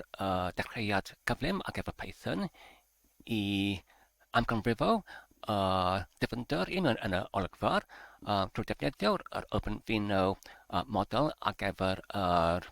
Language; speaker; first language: Welsh; non-native, learner; English